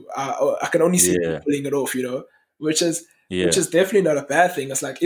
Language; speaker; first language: English; native; English